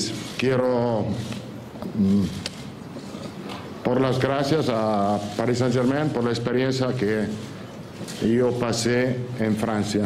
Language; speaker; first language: Spanish; non-native, learner; Italian